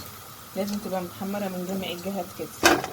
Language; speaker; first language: Arabic; native; Arabic